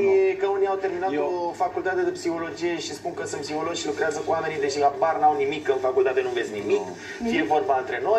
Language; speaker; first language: Romanian; native; Romanian